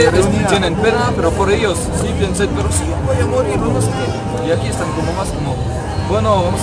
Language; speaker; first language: Spanish; non-native, learner; French